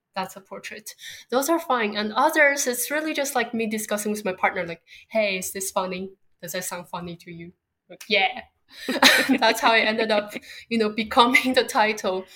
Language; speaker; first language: English; non-native, fluent; Chinese